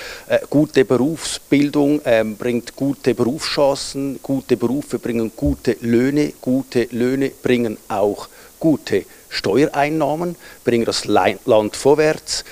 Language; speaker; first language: German; native; German